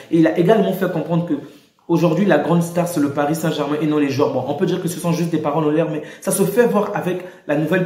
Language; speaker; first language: French; native; French